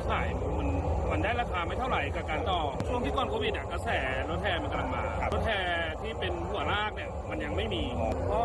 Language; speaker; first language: Thai; native; Thai